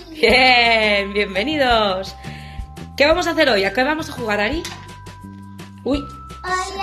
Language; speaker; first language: Spanish; native; Spanish